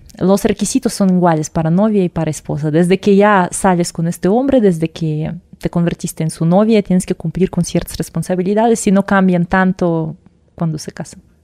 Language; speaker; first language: Spanish; non-native, fluent; Russian